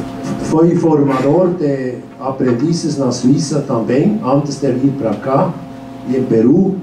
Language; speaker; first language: Portuguese; non-native, fluent; German